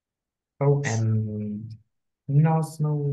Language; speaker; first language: English; non-native, learner; Vietnamese